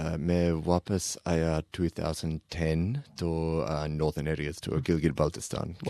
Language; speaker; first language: Urdu; non-native, learner; English